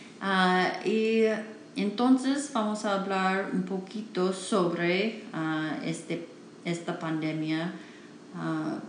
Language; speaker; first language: Spanish; non-native, learner; English